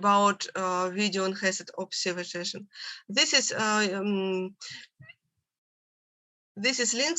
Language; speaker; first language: English; non-native, learner; Russian